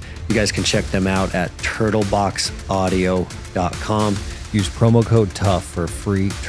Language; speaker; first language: English; native; English